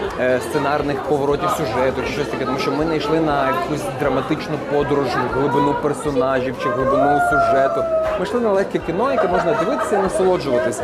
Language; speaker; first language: Ukrainian; native; Ukrainian